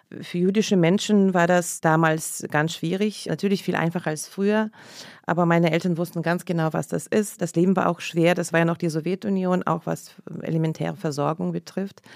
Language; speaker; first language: German; non-native, fluent; Russian